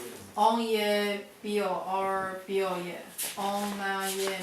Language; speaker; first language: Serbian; non-native, learner; Chinese